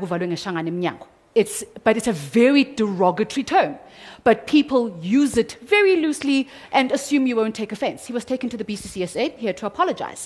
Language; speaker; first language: English; non-native, local second language; Zulu